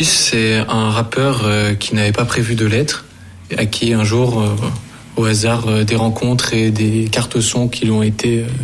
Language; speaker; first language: French; native; French